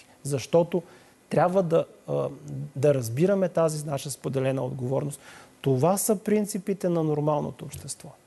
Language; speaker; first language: Bulgarian; native; Bulgarian